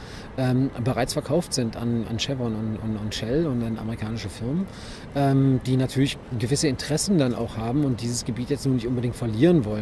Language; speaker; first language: German; native; German